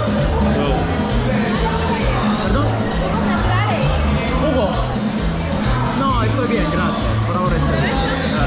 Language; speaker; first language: Spanish; non-native, fluent; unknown